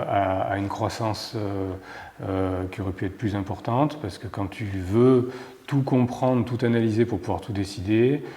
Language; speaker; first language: French; native; French